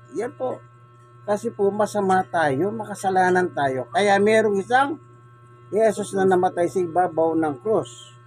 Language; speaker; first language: Filipino; non-native, local second language; Pampanga